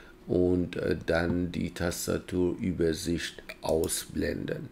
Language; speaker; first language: German; non-native, fluent; Persian